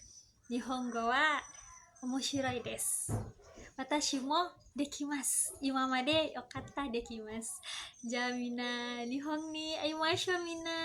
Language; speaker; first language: Japanese; non-native, learner; Indonesian